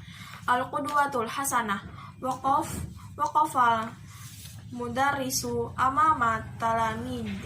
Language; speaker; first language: Arabic; non-native, learner; Indonesian